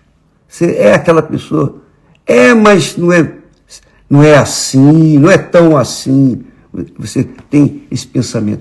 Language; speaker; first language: Portuguese; native; Portuguese